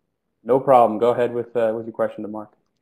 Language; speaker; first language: English; native; English